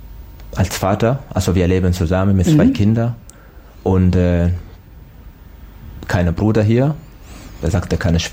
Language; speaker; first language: German; non-native, learner; Swahili